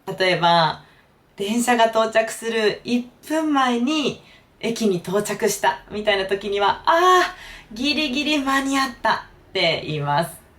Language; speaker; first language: Japanese; native; Japanese